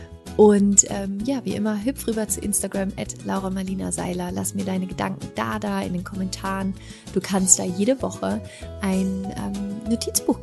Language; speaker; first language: German; native; German